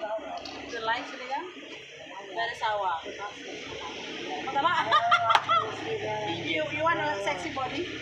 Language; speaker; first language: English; non-native, learner; Filipino